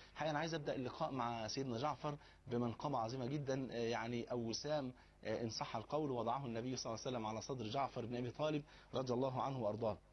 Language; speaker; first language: Egyptian Arabic; native; Egyptian Arabic